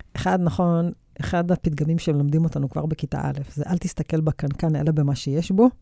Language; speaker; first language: Hebrew; native; Hebrew